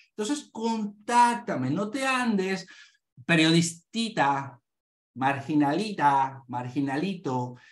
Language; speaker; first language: Spanish; native; Spanish